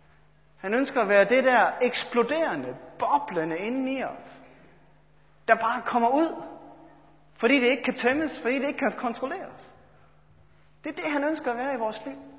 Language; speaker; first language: Danish; native; Danish